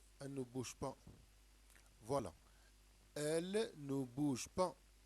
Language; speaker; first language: French; non-native, local second language; Arabic